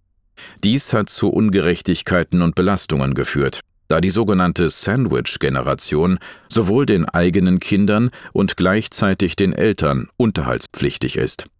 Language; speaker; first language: German; native; German